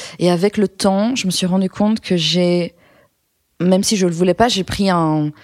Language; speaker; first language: French; early bilingual, other home language; Persian